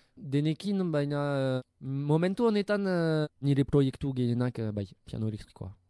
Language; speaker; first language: Basque; non-native, local second language; French